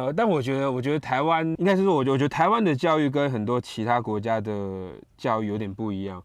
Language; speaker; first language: Chinese; native; Chinese